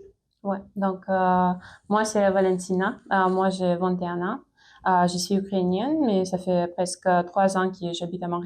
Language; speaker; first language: French; non-native, fluent; Ukrainian